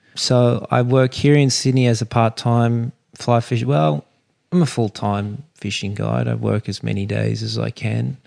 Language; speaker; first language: English; native; English